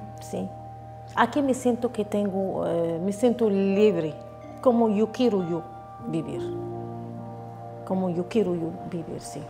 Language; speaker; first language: Spanish; non-native, learner; Arabic